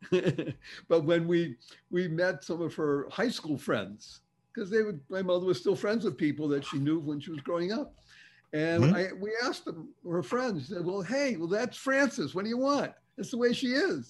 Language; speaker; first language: English; native; English